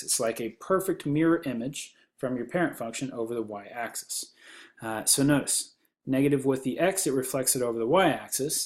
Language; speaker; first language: English; native; English